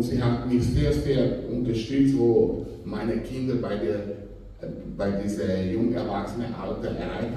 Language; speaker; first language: German; non-native, fluent; Portuguese